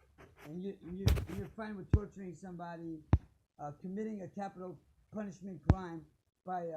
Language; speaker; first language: English; native; English